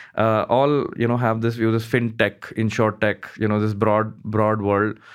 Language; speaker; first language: English; non-native, local second language; Hindi